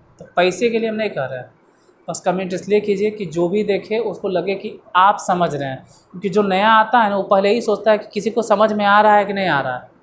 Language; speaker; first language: Hindi; native; Hindi